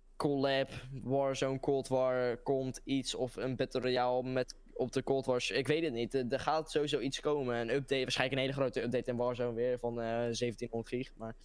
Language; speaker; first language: Dutch; native; Dutch